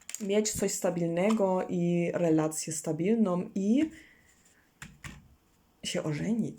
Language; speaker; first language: Polish; non-native, learner; German